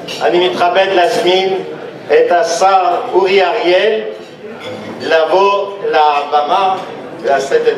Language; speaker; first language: Hebrew; non-native, fluent; French